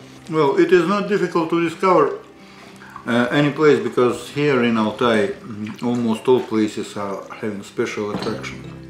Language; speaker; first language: English; non-native, learner; Russian